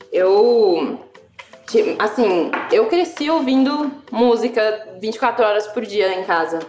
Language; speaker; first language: Portuguese; early bilingual, other home language; German